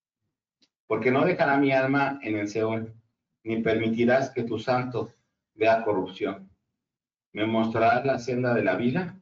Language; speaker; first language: Spanish; native; Spanish